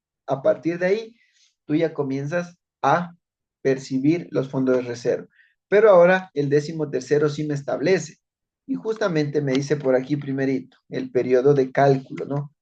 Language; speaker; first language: Spanish; native; Spanish